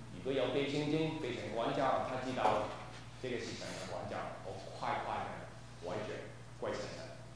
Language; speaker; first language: Chinese; non-native, local second language; Cantonese